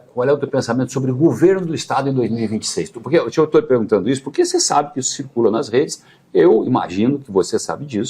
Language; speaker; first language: Portuguese; native; Portuguese